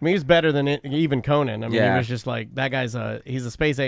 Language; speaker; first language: English; native; English